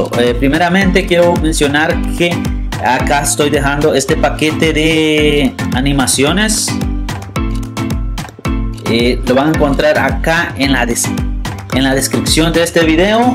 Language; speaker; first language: Spanish; native; Spanish